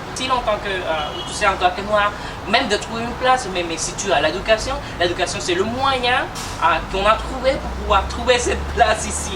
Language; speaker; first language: French; non-native, fluent; Spanish